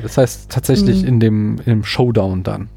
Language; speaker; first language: German; native; German